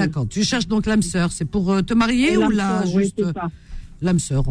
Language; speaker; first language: French; native; French